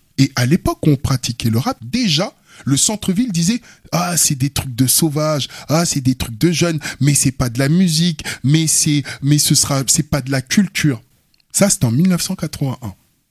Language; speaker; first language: French; early bilingual, other home language; Wolof